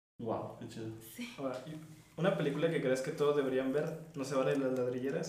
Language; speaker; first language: Spanish; native; Spanish